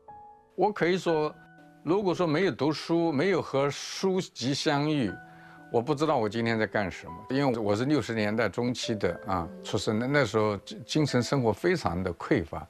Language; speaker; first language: Chinese; non-native, local second language; Wu Chinese